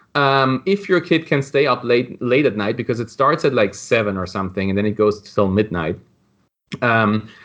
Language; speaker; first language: English; non-native, fluent; German